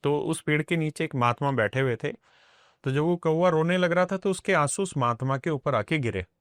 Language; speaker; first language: Hindi; non-native, local second language; Punjabi